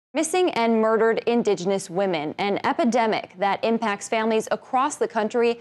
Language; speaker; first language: English; native; English